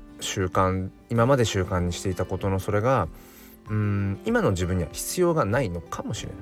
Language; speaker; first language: Japanese; native; Japanese